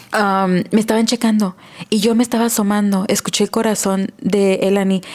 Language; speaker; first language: Spanish; early bilingual, heritage; Spanish